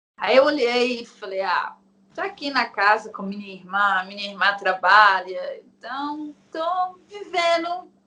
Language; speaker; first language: Portuguese; non-native, fluent; Arabic